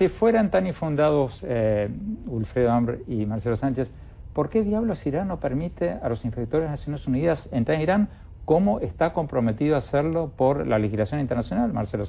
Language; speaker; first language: Spanish; native; Spanish